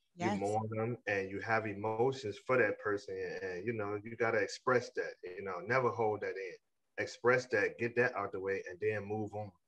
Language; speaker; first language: English; native; English